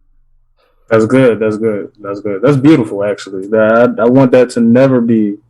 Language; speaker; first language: English; native; English